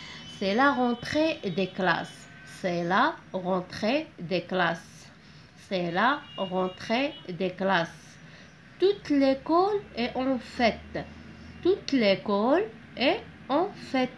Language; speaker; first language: French; non-native, local second language; Arabic